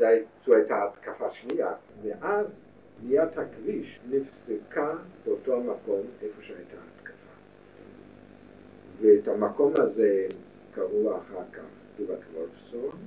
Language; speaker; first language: Hebrew; non-native, fluent; German